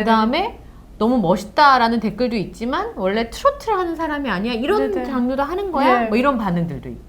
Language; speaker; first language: Korean; native; Korean